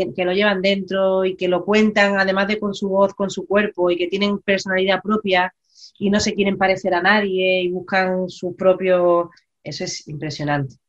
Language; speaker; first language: Spanish; native; Spanish